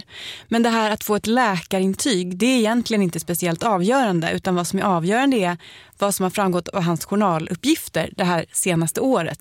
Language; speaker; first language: Swedish; native; Swedish